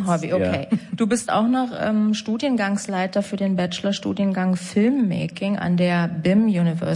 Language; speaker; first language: German; native; German